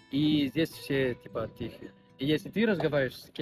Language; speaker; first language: Russian; non-native, learner; Spanish